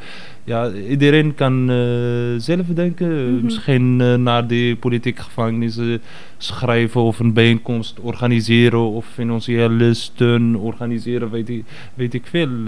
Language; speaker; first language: Dutch; non-native, fluent; Arabic